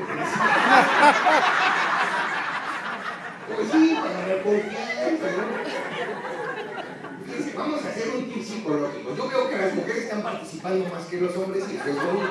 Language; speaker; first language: Spanish; native; Spanish